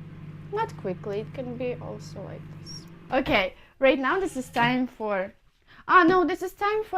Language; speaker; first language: English; non-native, fluent; Russian